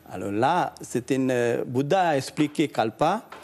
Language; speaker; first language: French; non-native, learner; Sinhala